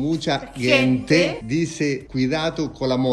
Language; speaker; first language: Spanish; non-native, fluent; Italian